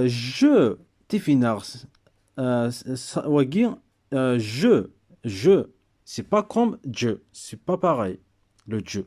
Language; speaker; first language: French; non-native, local second language; Berber languages